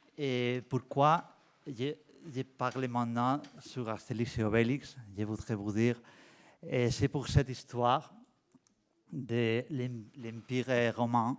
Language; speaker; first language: French; non-native, learner; Spanish